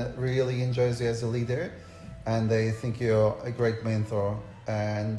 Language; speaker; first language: English; non-native, fluent; Portuguese